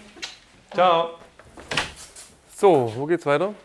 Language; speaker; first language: German; native; German